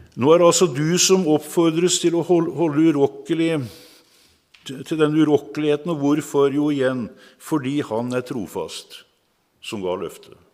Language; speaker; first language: Norwegian; native; Norwegian